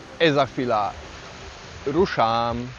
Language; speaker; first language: Polish; non-native, fluent; Swahili